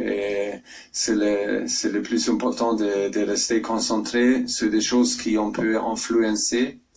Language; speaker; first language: French; non-native, fluent; German